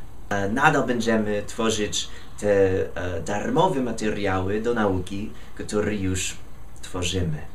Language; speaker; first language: Polish; non-native, fluent; English